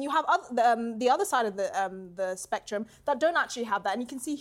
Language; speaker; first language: English; non-native, local second language; Akan